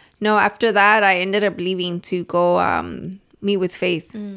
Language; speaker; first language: English; early bilingual, other home language; Spanish